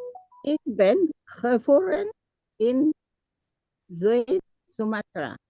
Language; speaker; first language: Dutch; non-native, learner; Indonesian